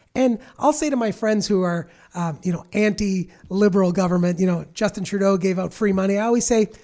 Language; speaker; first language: English; native; English